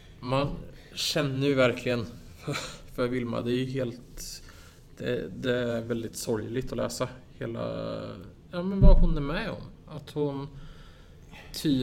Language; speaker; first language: Swedish; native; Swedish